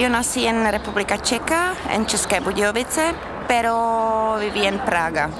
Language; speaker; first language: Spanish; non-native, fluent; Czech